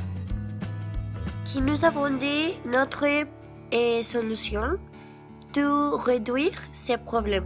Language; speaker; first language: French; non-native, learner; Spanish